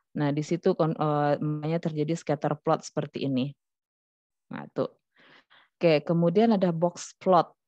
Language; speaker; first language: Indonesian; non-native, local second language; Minangkabau